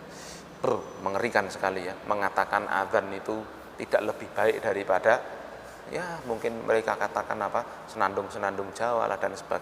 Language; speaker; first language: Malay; non-native, local second language; Javanese